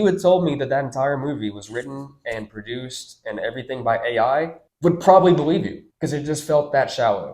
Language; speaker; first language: English; native; English